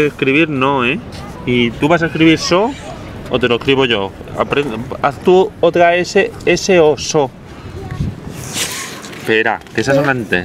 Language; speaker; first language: Spanish; native; Spanish